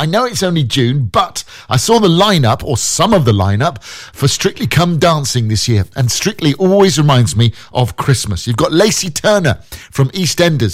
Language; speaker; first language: English; native; English